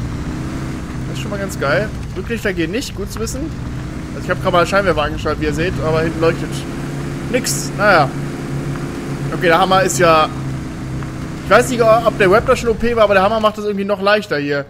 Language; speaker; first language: German; native; German